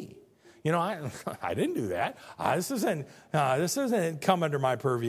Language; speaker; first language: English; native; English